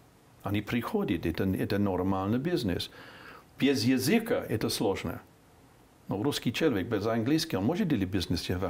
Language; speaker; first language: Russian; non-native, fluent; English